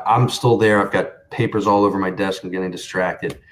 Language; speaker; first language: English; native; English